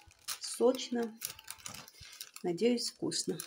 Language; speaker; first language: Russian; non-native, fluent; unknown